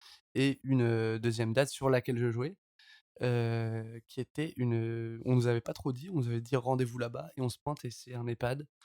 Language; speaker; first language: French; native; French